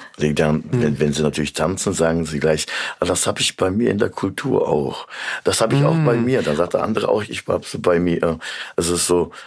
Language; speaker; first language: German; early bilingual, other home language; Turkish